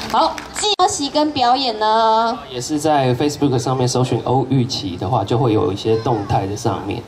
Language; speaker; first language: Chinese; native; Chinese